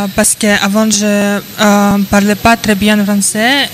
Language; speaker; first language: French; non-native, learner; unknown